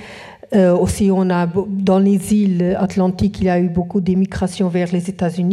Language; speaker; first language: French; non-native, fluent; Portuguese